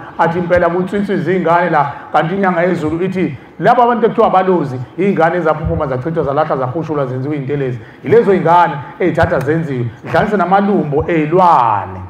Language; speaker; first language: Zulu; native; Zulu